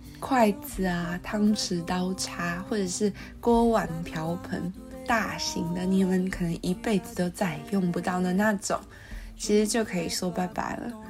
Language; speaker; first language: Chinese; native; Chinese